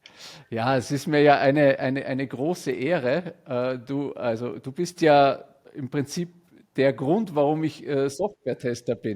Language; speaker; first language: German; native; German